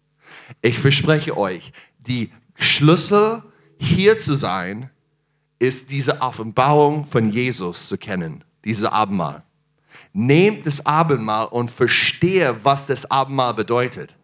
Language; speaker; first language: German; non-native, fluent; English